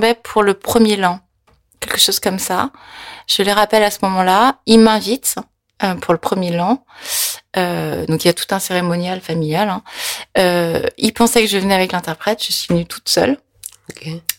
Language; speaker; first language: French; early bilingual, other home language; Korean